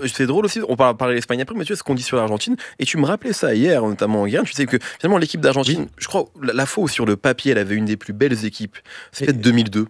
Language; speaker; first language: French; native; French